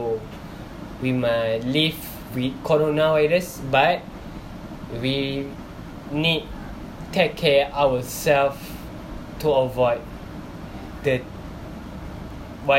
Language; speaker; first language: English; non-native, local second language; Malay